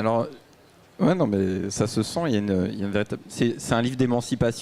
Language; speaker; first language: French; native; French